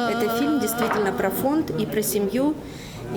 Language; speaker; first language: Russian; native; Russian